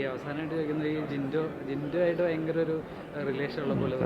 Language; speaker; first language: Malayalam; native; Malayalam